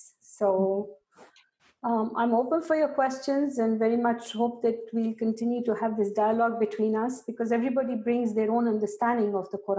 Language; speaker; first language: English; non-native, local second language; Urdu